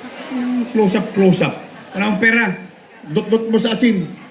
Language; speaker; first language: Filipino; native; Filipino